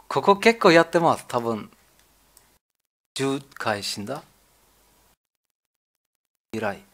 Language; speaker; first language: Japanese; non-native, learner; German